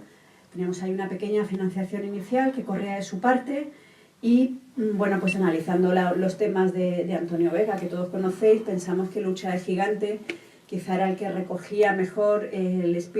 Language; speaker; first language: Spanish; native; Spanish